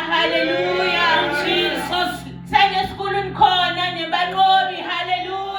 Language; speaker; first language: Zulu; non-native, local second language; Swati